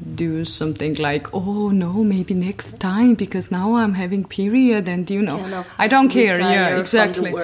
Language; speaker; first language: English; non-native, fluent; Georgian